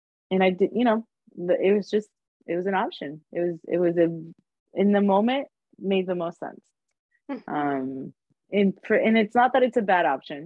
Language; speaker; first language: English; early bilingual, other home language; Spanish